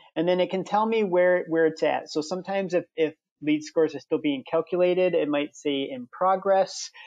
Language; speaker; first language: English; native; English